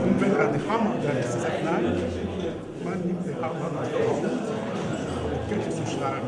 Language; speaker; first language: German; non-native, fluent; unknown